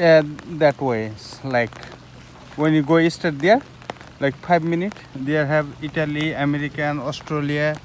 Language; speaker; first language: English; non-native, learner; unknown